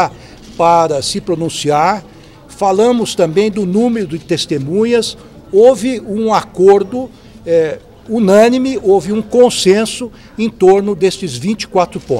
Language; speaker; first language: Portuguese; native; Portuguese